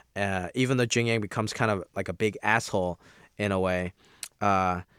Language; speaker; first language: English; non-native, local second language; Cantonese